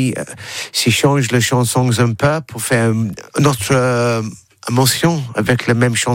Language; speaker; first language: French; non-native, learner; English